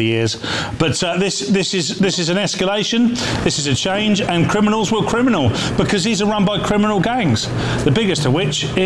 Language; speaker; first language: English; native; English